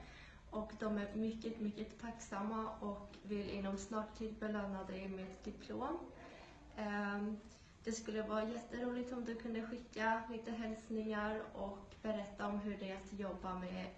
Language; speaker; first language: Swedish; non-native, fluent; Georgian